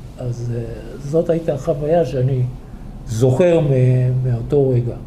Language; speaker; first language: Hebrew; early bilingual, other home language; Polish